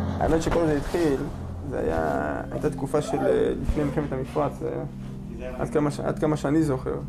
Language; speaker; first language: Hebrew; native; Hebrew